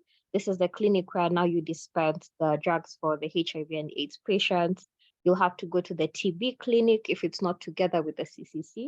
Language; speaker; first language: English; non-native, local second language; Swahili